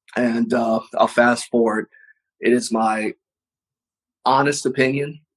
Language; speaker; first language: English; native; English